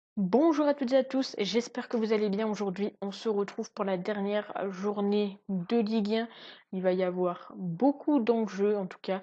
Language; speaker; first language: French; native; French